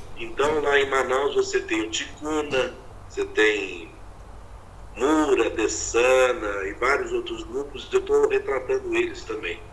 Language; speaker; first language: Portuguese; native; Portuguese